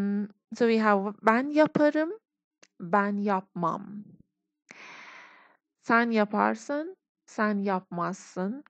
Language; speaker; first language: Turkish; non-native, fluent; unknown